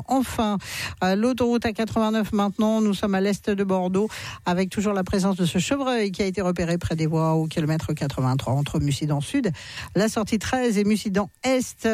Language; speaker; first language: French; native; French